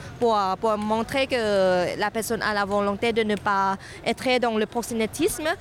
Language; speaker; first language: French; non-native, fluent; Thai